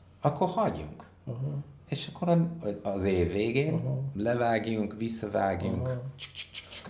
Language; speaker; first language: Hungarian; non-native, fluent; English